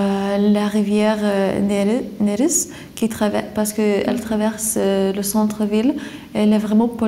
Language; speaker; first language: French; non-native, fluent; Lithuanian